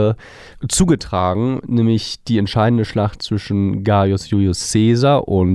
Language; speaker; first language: German; native; German